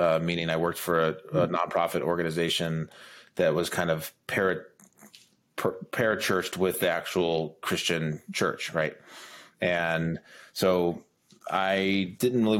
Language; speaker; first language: English; native; English